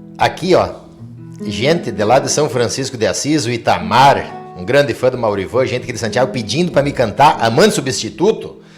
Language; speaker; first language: Portuguese; native; Portuguese